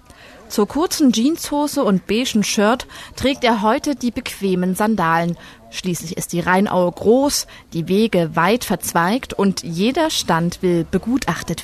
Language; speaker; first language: German; native; German